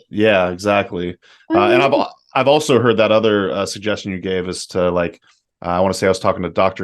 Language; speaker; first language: English; native; English